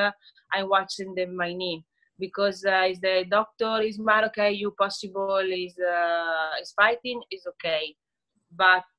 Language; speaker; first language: English; non-native, learner; Italian